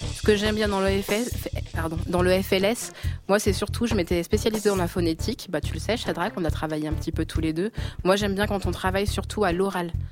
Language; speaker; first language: French; native; French